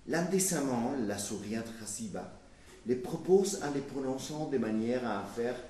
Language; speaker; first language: French; non-native, fluent; Spanish